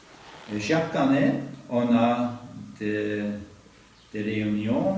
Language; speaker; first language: French; non-native, fluent; Norwegian